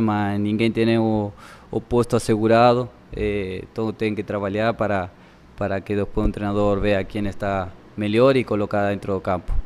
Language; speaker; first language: Portuguese; non-native, learner; Spanish